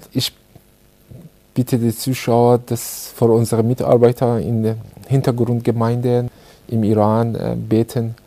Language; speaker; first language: German; non-native, learner; Persian